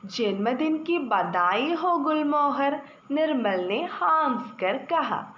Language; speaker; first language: Hindi; non-native, local second language; Malayalam